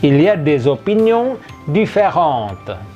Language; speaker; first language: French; non-native, fluent; Indonesian